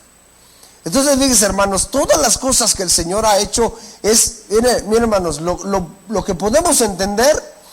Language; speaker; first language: Spanish; native; Spanish